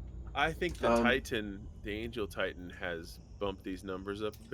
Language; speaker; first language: English; native; English